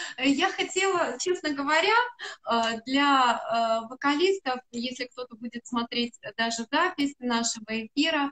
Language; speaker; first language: Russian; native; Russian